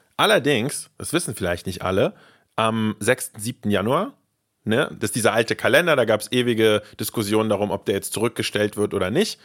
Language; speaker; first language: German; early bilingual, other home language; Russian